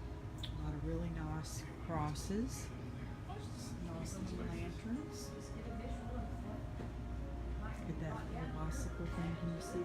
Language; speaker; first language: English; native; English